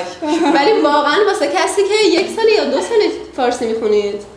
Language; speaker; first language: Persian; native; Persian